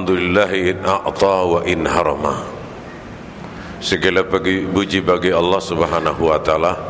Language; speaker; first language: Indonesian; native; Indonesian